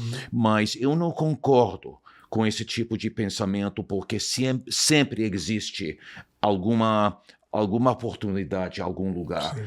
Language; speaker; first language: Portuguese; non-native, fluent; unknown